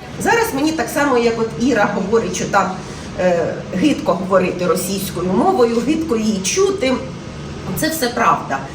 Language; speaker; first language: Ukrainian; non-native, local second language; Russian